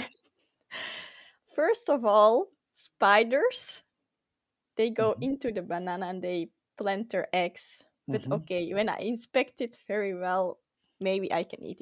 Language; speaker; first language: English; non-native, fluent; Dutch